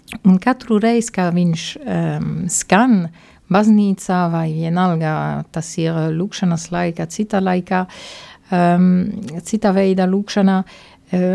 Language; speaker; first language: Latvian; non-native, fluent; Italian